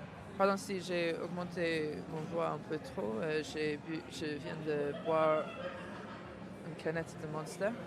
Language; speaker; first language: French; non-native, fluent; English